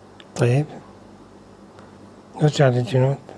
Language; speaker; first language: Arabic; native; Arabic